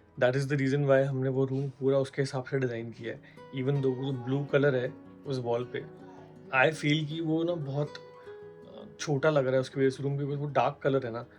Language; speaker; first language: Hindi; native; Hindi